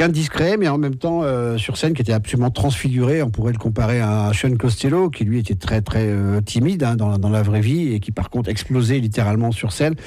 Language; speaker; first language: French; native; French